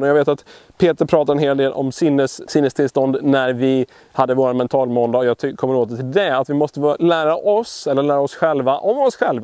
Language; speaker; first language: Swedish; native; Swedish